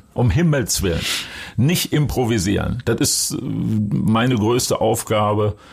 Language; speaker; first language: German; native; German